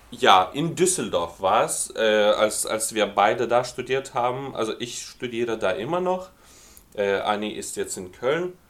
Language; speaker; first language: German; non-native, fluent; Lithuanian